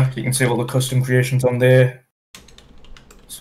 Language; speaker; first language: English; native; English